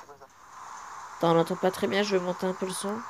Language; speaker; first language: French; native; French